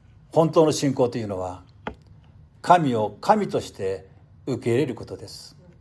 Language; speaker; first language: Japanese; native; Japanese